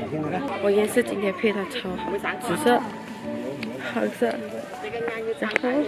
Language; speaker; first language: Chinese; early bilingual, heritage; Cantonese